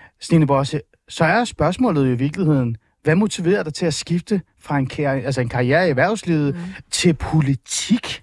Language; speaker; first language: Danish; early bilingual, other home language; Persian